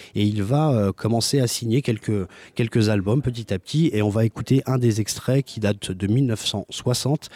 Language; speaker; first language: French; native; French